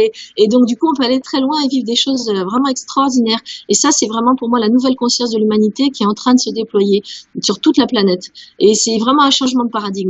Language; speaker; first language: French; native; French